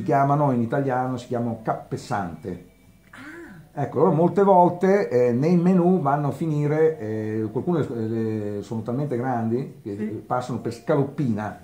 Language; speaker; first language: Italian; native; Italian